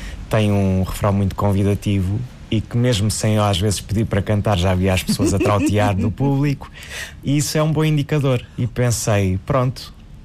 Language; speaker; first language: Portuguese; native; Portuguese